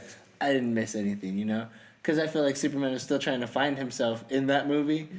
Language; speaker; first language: English; native; English